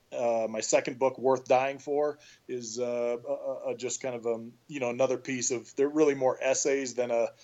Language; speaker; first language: English; native; English